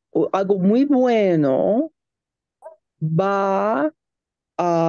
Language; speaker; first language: Spanish; non-native, learner; English